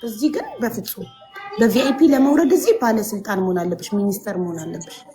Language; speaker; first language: Amharic; native; Amharic